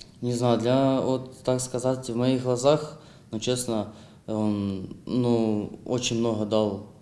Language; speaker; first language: Russian; non-native, local second language; Ukrainian